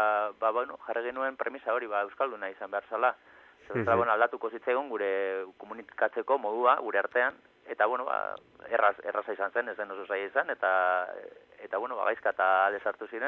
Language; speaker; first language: Basque; non-native, local second language; Spanish